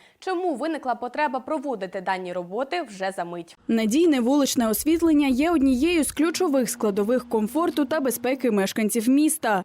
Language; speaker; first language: Ukrainian; native; Ukrainian